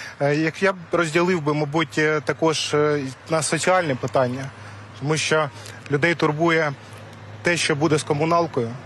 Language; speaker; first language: Ukrainian; native; Ukrainian